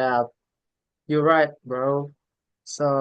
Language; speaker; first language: English; non-native, learner; Indonesian